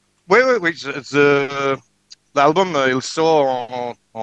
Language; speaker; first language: French; non-native, learner; English